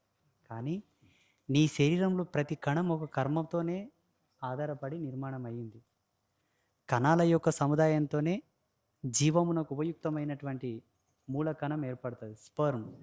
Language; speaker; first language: Telugu; native; Telugu